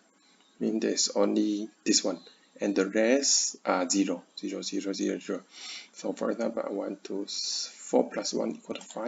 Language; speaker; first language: English; non-native, learner; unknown